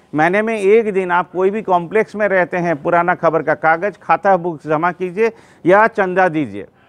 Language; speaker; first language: Hindi; non-native, local second language; Bangla